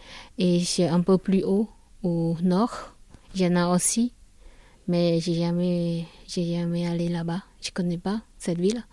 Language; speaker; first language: French; non-native, learner; Khmer